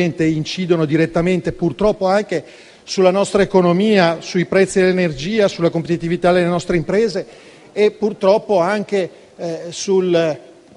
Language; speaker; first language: Italian; native; Italian